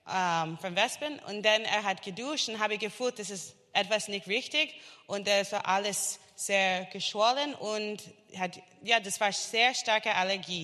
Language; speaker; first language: German; non-native, learner; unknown